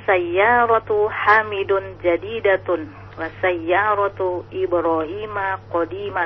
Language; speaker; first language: Arabic; non-native, learner; Indonesian